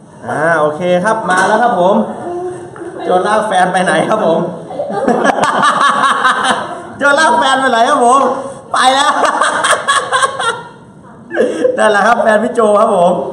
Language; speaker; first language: Thai; native; Thai